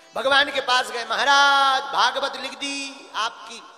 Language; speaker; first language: Hindi; native; Hindi